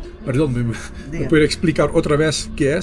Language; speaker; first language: Spanish; non-native, learner; Dutch